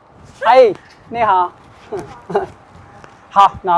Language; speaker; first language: Chinese; non-native, fluent; Amharic